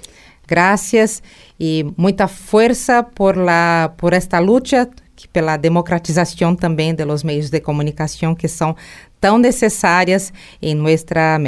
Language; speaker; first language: Spanish; non-native, learner; Portuguese